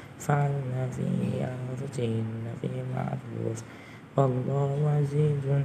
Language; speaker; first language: Arabic; non-native, learner; Indonesian